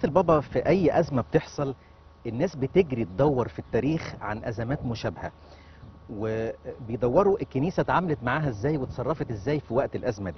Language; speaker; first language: Arabic; native; Arabic